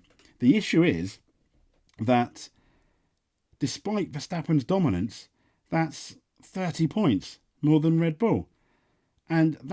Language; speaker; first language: English; native; English